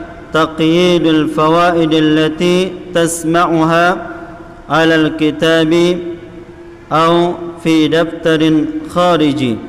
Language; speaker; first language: Arabic; non-native, fluent; Indonesian